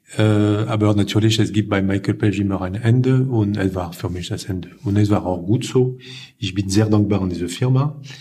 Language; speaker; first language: German; non-native, fluent; French